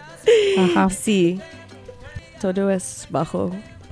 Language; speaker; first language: Spanish; early bilingual, heritage; Spanish